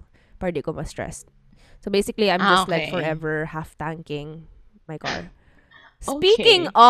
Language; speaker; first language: English; non-native, local second language; Cebuano